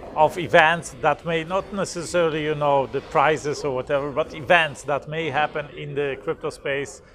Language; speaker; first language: English; non-native, fluent; Polish